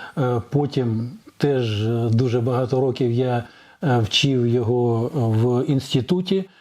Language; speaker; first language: Ukrainian; non-native, local second language; Russian